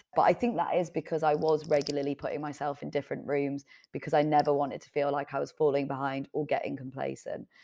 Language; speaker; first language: English; native; English